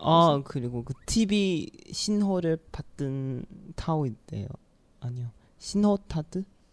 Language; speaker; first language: Korean; non-native, learner; Chinese